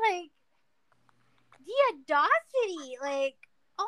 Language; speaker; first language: English; non-native, fluent; Spanish